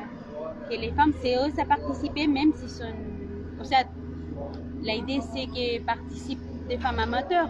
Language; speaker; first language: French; non-native, learner; Spanish